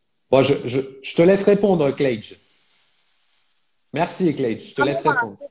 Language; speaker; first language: French; native; French